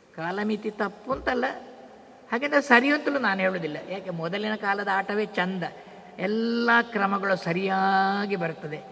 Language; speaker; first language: Kannada; non-native, local second language; Tulu